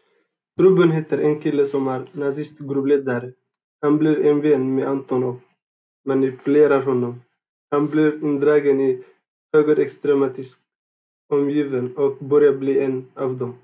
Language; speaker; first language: Swedish; non-native, learner; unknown